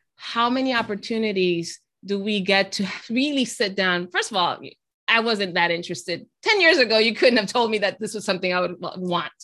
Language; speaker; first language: English; early bilingual, other home language; Spanish